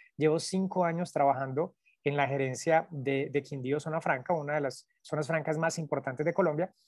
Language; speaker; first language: Spanish; native; Spanish